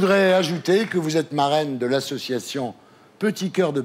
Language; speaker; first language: French; native; French